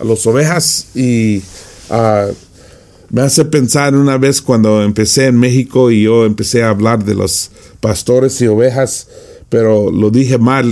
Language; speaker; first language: Spanish; non-native, fluent; English